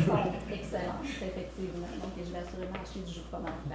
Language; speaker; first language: French; native; French